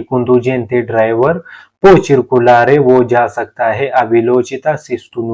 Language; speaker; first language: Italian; non-native, learner; Urdu